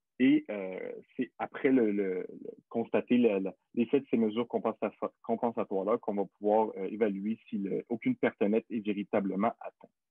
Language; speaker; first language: French; native; French